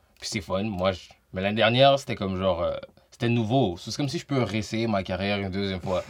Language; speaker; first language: French; native; French